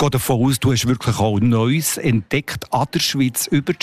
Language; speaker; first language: German; native; German